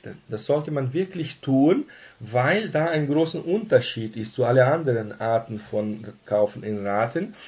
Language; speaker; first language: German; non-native, fluent; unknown